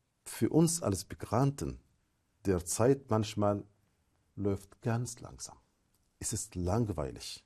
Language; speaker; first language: German; non-native, fluent; Arabic